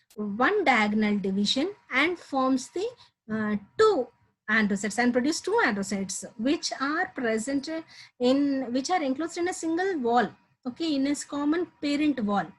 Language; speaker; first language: English; non-native, local second language; Telugu